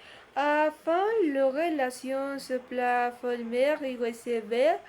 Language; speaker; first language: French; non-native, learner; Spanish